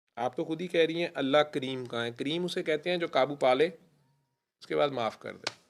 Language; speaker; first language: Urdu; non-native, local second language; Punjabi